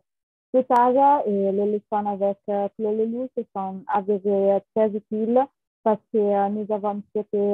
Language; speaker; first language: French; non-native, learner; Italian